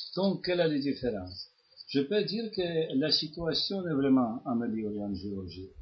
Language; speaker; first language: French; non-native, fluent; Georgian